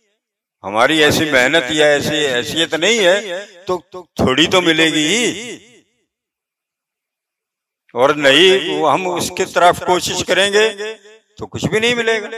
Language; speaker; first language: Urdu; native; Urdu